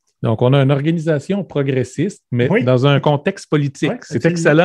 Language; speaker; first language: French; native; French